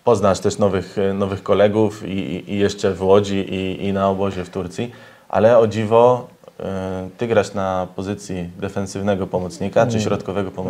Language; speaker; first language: Polish; native; Polish